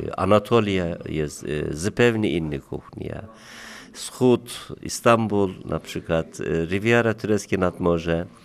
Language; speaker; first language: Polish; non-native, learner; Turkish